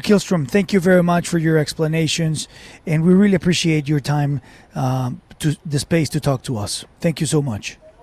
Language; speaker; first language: English; non-native, fluent; Spanish